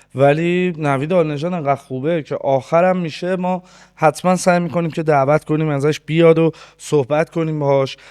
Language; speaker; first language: Persian; native; Persian